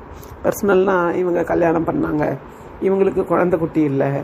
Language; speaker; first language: Tamil; native; Tamil